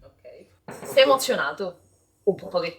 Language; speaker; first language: Italian; native; Italian